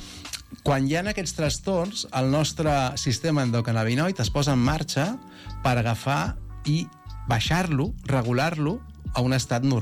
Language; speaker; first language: Catalan; native; Catalan